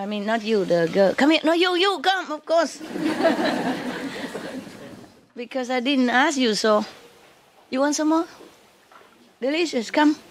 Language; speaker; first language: English; non-native, fluent; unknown